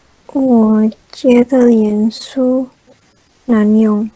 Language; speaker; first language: Chinese; non-native, learner; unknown